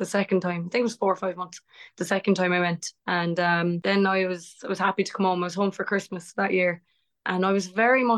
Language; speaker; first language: English; native; English